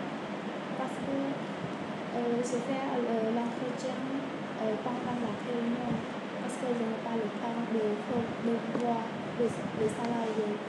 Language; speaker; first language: French; non-native, learner; Khmer